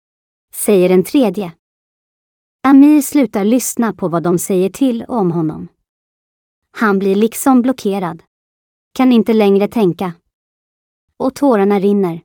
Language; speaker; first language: Swedish; native; Swedish